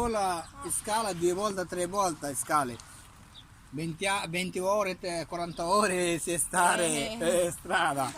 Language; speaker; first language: Italian; non-native, learner; Bangla